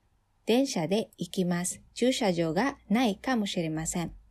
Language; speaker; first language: Japanese; non-native, fluent; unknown